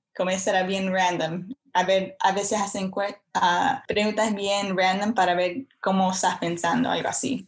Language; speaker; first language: Spanish; early bilingual, heritage; Spanish